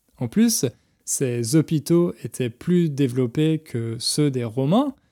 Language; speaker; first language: French; native; French